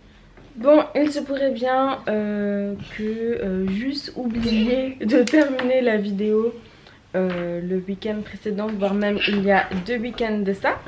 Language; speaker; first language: French; native; French